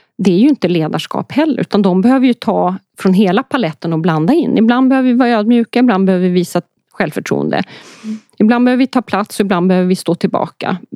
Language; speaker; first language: Swedish; early bilingual, other home language; Polish